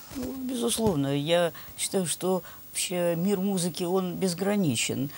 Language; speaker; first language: Russian; native; Russian